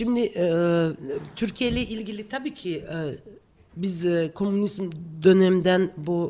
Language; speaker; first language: Turkish; non-native, fluent; Georgian